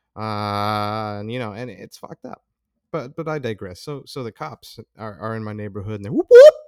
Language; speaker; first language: English; early bilingual, other home language; Filipino